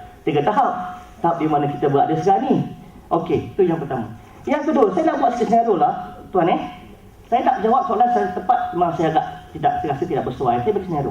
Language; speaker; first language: Malay; native; Malay